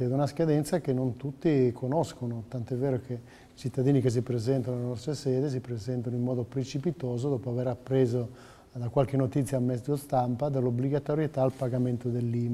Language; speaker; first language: Italian; native; Italian